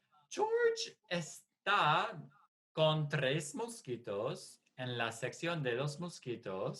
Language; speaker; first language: Spanish; non-native, fluent; English